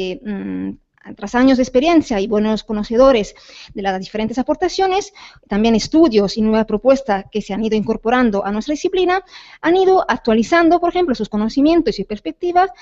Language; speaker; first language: Spanish; native; Spanish